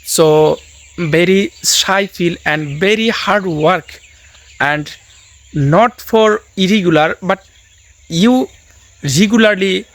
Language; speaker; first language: English; non-native, learner; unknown